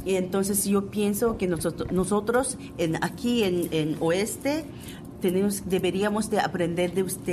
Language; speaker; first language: Spanish; non-native, fluent; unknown